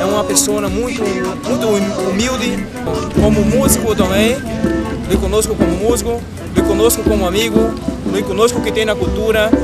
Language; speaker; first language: Portuguese; non-native, learner; Spanish